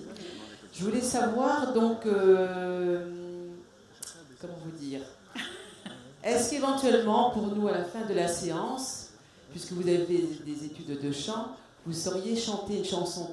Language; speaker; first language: French; native; French